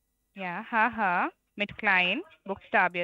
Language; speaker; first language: German; non-native, learner; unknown